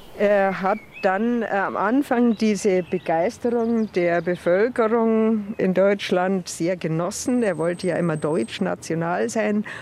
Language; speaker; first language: German; native; German